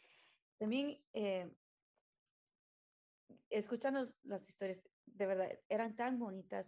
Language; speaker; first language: Spanish; early bilingual, heritage; Spanish